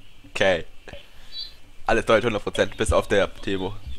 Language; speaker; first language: German; native; German